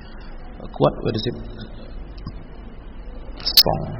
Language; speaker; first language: English; non-native, local second language; Indonesian